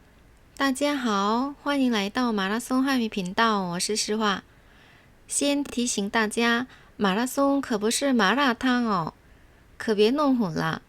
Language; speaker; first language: Chinese; non-native, fluent; Korean